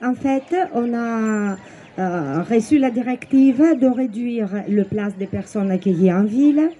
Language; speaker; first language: French; non-native, fluent; Greek